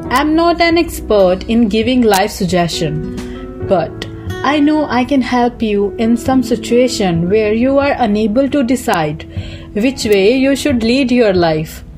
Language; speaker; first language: English; non-native, local second language; Hindi